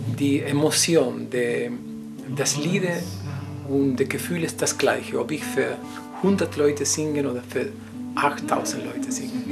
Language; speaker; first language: German; non-native, fluent; Spanish